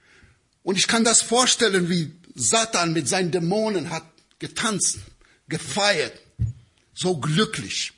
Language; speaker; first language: German; non-native, learner; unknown